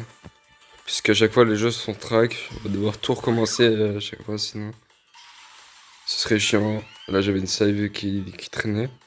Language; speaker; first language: French; native; French